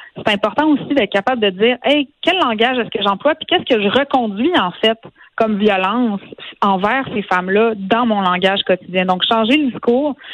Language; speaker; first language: French; native; French